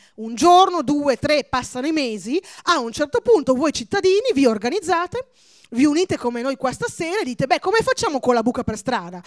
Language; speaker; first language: Italian; early bilingual, other home language; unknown